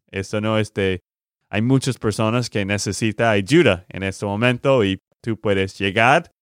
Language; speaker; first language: Spanish; non-native, learner; English